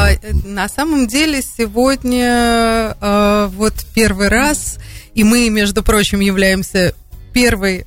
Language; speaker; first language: Russian; native; Russian